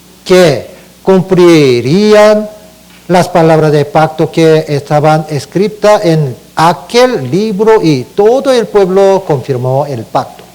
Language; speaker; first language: Spanish; non-native, learner; Korean